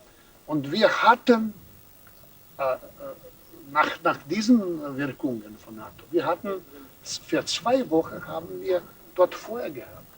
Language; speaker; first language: German; non-native, fluent; Serbian